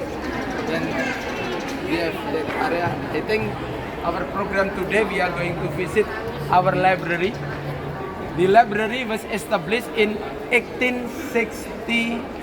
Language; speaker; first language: English; non-native, learner; Indonesian